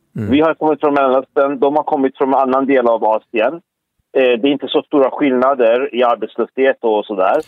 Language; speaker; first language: Swedish; early bilingual, other home language; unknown